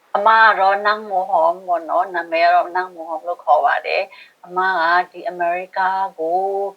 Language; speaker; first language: Burmese; non-native, local second language; Shan